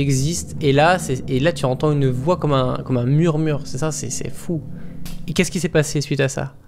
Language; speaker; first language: French; native; French